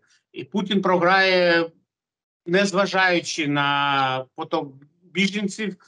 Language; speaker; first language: Ukrainian; non-native, local second language; Russian